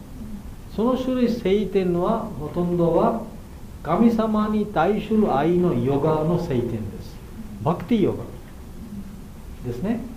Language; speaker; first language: Japanese; non-native, learner; Bangla